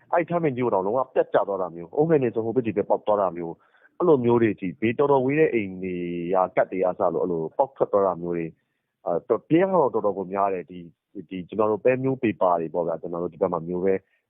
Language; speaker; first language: Burmese; native; Burmese